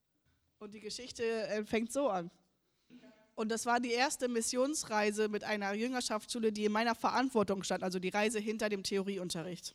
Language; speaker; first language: German; early bilingual, heritage; German